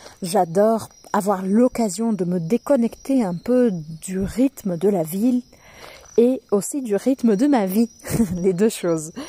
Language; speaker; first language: French; non-native, fluent; Portuguese